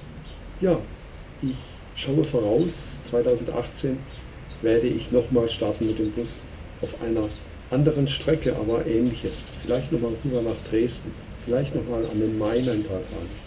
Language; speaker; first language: German; native; German